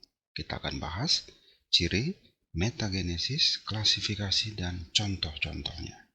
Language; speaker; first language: Indonesian; native; Indonesian